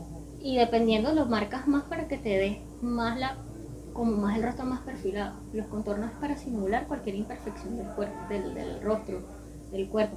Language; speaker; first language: Spanish; native; Spanish